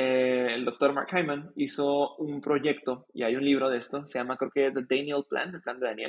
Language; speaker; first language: Spanish; native; Spanish